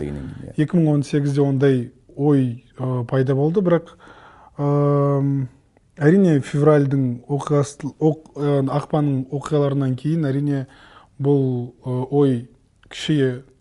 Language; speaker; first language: Kazakh; non-native, local second language; Russian